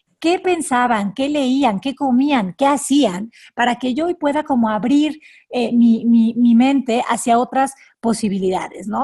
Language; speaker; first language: Spanish; native; Spanish